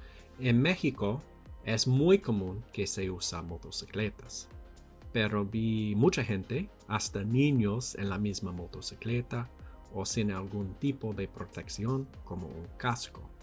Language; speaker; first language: Spanish; non-native, learner; English